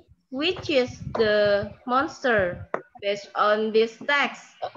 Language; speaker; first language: English; non-native, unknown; Indonesian